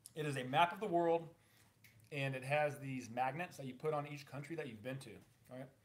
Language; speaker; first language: English; native; English